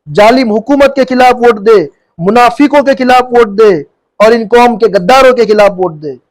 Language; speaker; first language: Hindi; non-native, local second language; Gujarati